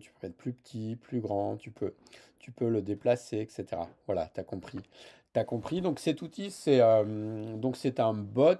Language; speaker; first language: French; native; French